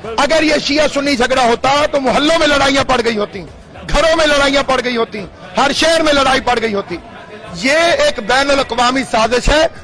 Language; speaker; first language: Urdu; non-native, local second language; Saraiki